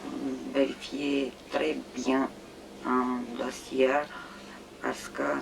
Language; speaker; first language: French; non-native, fluent; Romanian